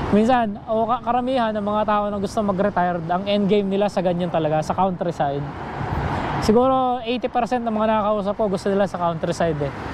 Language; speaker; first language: Filipino; native; Filipino